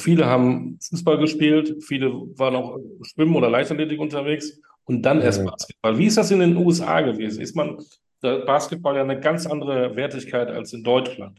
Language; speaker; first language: German; native; German